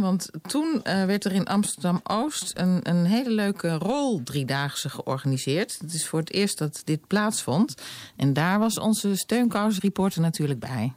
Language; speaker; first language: Dutch; native; Dutch